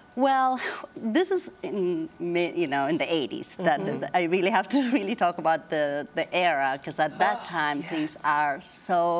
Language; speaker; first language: English; non-native, fluent; Amharic